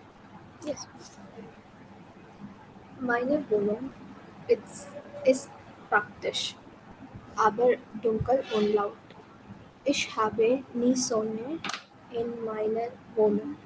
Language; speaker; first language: German; non-native, learner; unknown